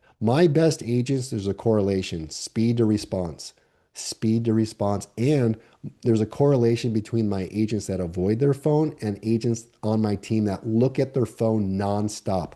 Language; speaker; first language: English; native; English